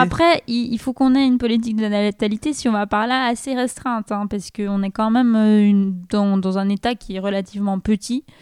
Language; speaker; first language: French; native; French